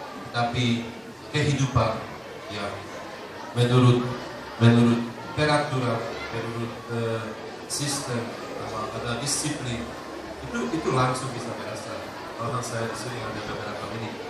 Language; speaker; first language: Indonesian; non-native, fluent; Slovak